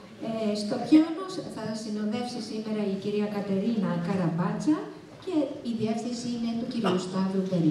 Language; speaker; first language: Greek; native; Greek